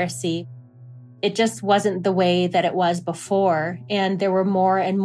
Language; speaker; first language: English; native; English